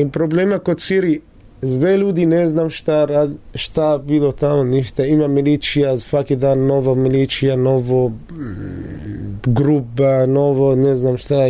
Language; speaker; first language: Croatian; non-native, learner; Arabic